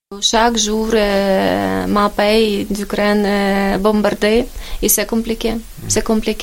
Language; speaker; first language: French; non-native, learner; Ukrainian